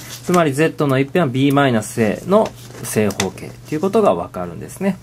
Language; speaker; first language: Japanese; native; Japanese